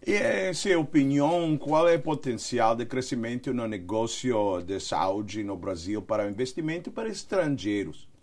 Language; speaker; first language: Portuguese; non-native, learner; Spanish